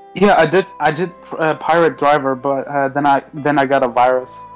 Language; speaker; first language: English; non-native, fluent; German